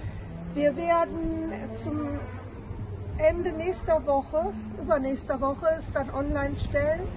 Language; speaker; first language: German; native; German